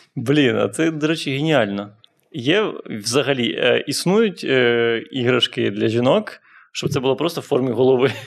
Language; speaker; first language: Ukrainian; non-native, local second language; Russian